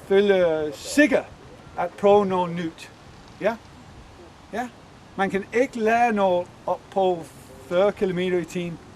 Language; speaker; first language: Danish; non-native, fluent; English